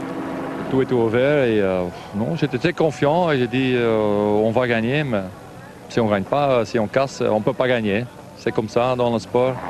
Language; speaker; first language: French; non-native, local second language; Dutch